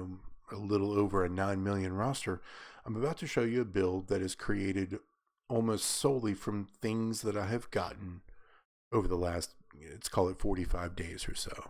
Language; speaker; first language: English; native; English